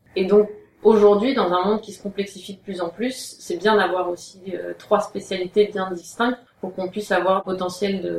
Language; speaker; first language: French; native; French